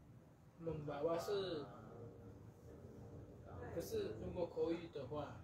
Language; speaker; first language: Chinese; non-native, fluent; Indonesian